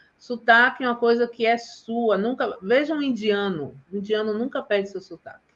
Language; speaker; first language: Portuguese; native; Portuguese